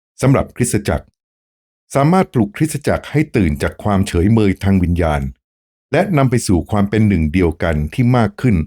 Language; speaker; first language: Thai; native; Thai